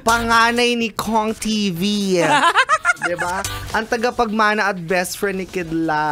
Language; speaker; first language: Filipino; native; Filipino